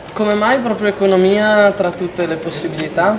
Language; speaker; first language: Italian; native; Italian